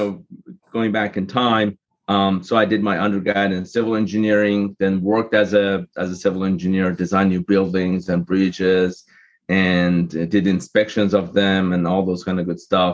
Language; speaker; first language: English; non-native, fluent; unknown